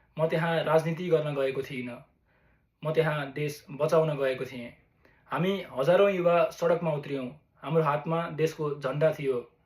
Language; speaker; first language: Nepali; native; Nepali